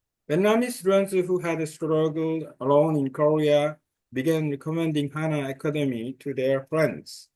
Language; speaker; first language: English; non-native, learner; Korean